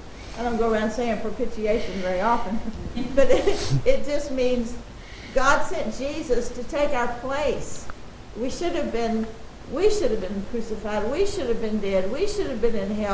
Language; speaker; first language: English; native; English